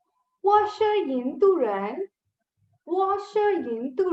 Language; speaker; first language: Chinese; non-native, fluent; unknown